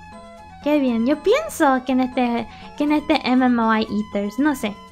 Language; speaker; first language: Spanish; early bilingual, heritage; Spanish